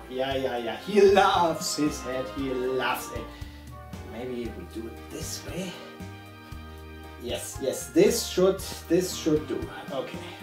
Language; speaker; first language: English; non-native, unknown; German